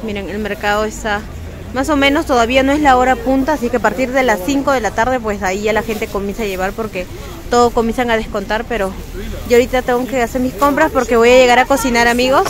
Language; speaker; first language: Spanish; native; Spanish